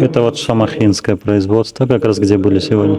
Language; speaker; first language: Russian; native; Russian